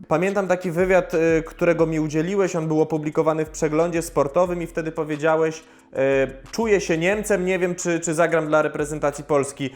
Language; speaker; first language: Polish; native; Polish